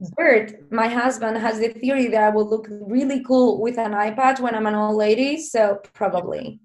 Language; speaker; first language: English; non-native, fluent; Spanish